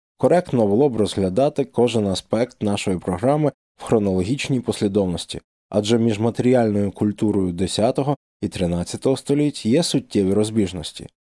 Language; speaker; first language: Ukrainian; native; Ukrainian